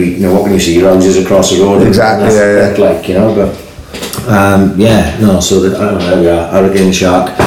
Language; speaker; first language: English; native; English